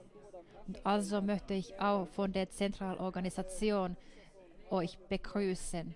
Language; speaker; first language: German; non-native, fluent; Finnish